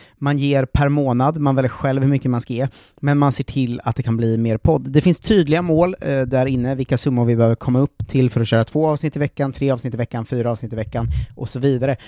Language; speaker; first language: Swedish; native; Swedish